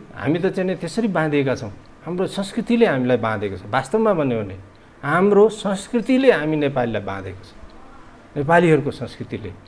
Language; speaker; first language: Nepali; non-native, local second language; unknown